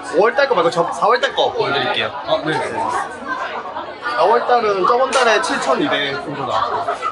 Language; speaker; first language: Korean; native; Korean